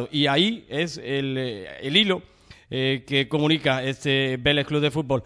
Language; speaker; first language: Spanish; native; Spanish